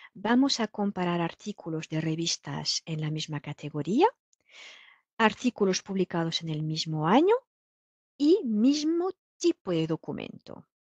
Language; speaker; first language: Spanish; non-native, fluent; French